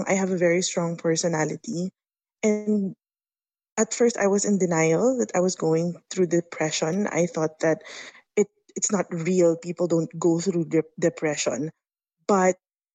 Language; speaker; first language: English; non-native, local second language; Filipino